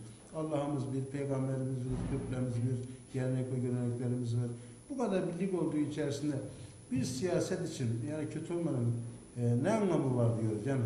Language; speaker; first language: Turkish; native; Turkish